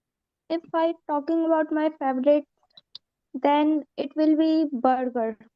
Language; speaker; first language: English; non-native, learner; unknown